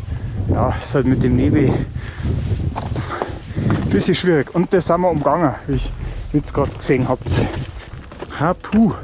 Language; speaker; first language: German; native; German